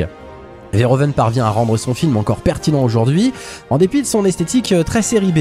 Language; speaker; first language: French; native; French